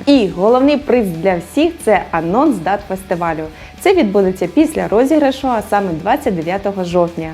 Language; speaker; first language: Ukrainian; native; Ukrainian